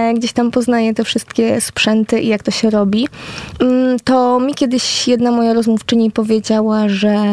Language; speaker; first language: Polish; native; Polish